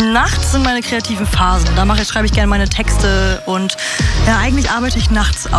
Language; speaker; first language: German; native; German